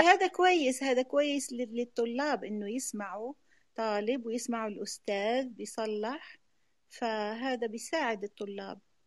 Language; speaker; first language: Arabic; native; Arabic